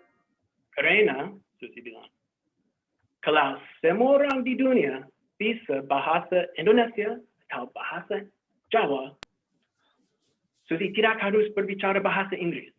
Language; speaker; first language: Indonesian; non-native, fluent; English